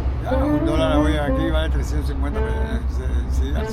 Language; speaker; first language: Spanish; native; Spanish